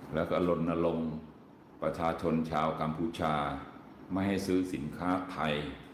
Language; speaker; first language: Thai; native; Thai